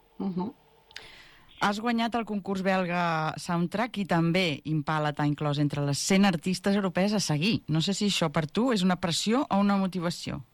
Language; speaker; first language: Catalan; native; Catalan